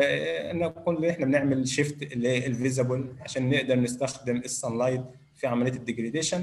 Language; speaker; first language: Arabic; native; Arabic